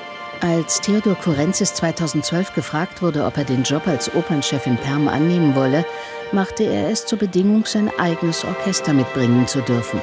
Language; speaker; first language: German; native; German